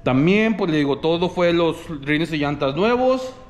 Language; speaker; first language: Spanish; early bilingual, other home language; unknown